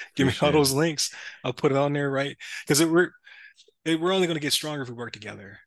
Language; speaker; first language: English; native; English